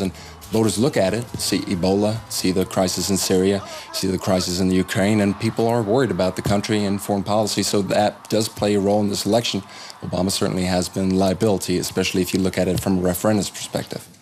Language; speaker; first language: English; non-native, fluent; German